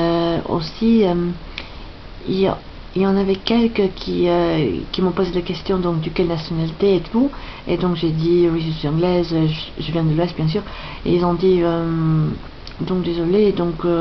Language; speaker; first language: French; non-native, fluent; English